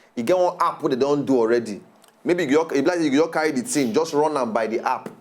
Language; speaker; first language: Nigerian Pidgin; native; Nigerian Pidgin